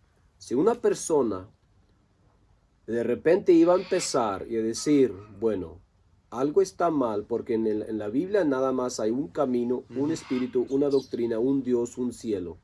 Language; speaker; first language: Spanish; non-native, local second language; Low German